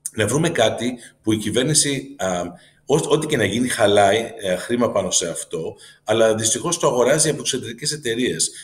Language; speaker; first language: Greek; early bilingual, heritage; Greek